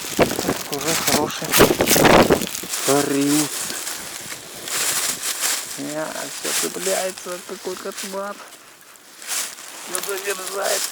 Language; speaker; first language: Russian; native; Russian